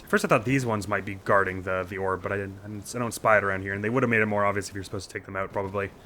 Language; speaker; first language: English; native; English